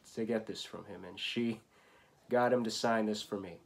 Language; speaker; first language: English; native; English